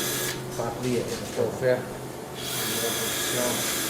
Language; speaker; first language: French; non-native, learner; English